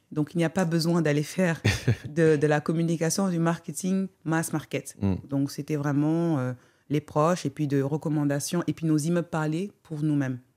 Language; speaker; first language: French; non-native, local second language; Wolof